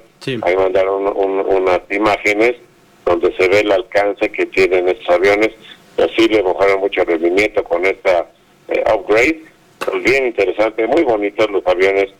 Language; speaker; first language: Spanish; native; Spanish